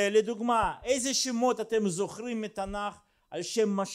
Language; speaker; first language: Hebrew; non-native, fluent; Russian